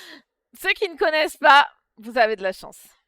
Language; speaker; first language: French; native; French